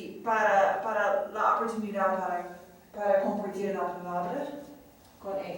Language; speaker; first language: Spanish; non-native, fluent; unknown